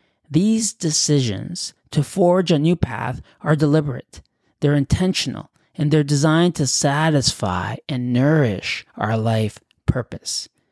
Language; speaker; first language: English; early bilingual, other home language; Spanish